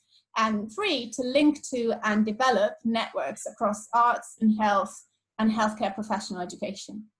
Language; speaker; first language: English; native; English